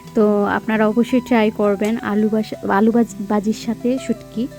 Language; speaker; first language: Bangla; non-native, local second language; Sylheti